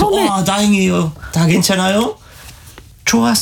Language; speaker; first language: Korean; non-native, learner; German